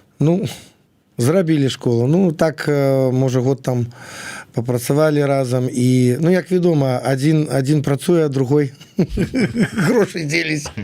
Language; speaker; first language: Belarusian; non-native, local second language; Russian